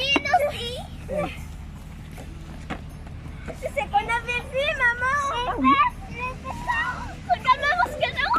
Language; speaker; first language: French; native; French